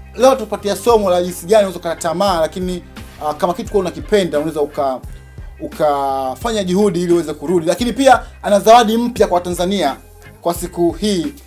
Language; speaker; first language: Swahili; native; Swahili